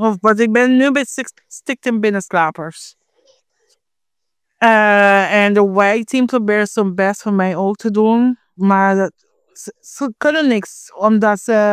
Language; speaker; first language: Dutch; non-native, fluent; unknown